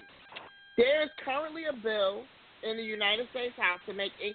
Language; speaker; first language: English; native; English